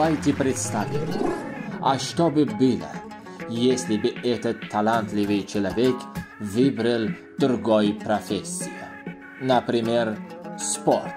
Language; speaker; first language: Russian; non-native, local second language; Uzbek